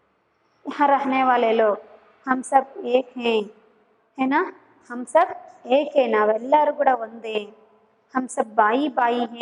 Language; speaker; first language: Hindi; non-native, local second language; Kannada